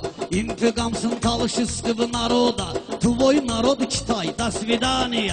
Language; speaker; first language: Russian; non-native, learner; Azerbaijani